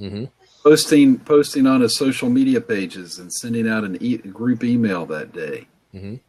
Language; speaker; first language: English; native; English